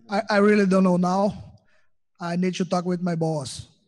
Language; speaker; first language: English; non-native, learner; Portuguese